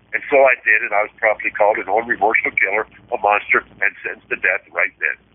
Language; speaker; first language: English; native; English